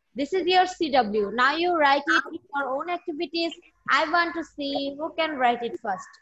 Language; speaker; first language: English; non-native, local second language; Bangla